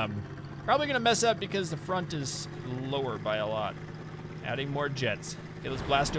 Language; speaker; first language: English; native; English